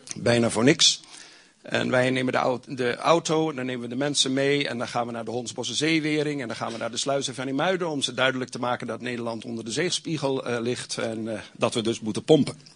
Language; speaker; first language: Dutch; native; Dutch